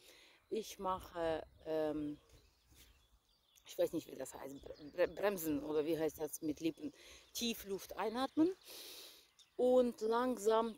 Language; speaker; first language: German; non-native, fluent; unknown